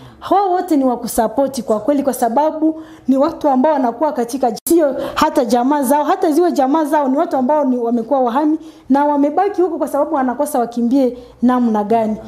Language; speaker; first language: Swahili; non-native, local second language; Nande